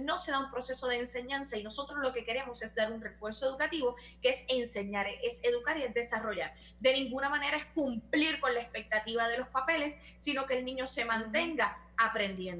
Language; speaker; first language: Spanish; native; Spanish